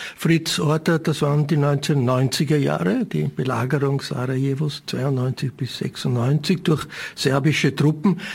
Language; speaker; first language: German; native; German